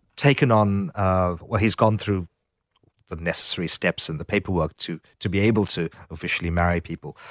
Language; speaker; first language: English; native; English